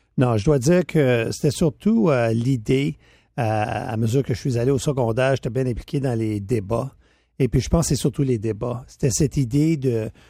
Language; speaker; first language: French; native; French